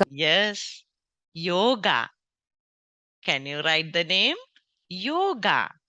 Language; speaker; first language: English; non-native, local second language; Sinhala